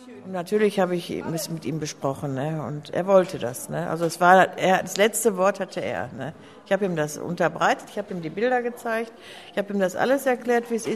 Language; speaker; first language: German; native; German